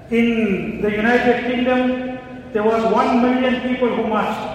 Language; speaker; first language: English; native; English